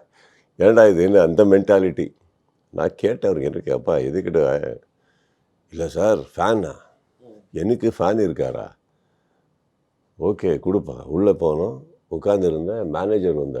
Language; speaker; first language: Tamil; non-native, learner; Kannada